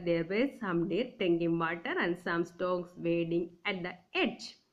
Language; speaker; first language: English; non-native, local second language; Malayalam